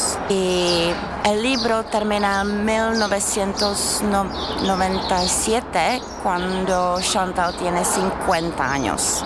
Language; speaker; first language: Spanish; non-native, fluent; Czech